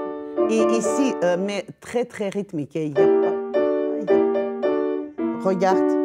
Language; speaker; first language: French; non-native, fluent; Russian